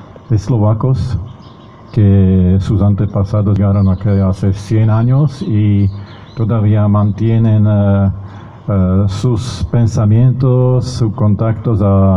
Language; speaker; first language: Spanish; non-native, fluent; Slovak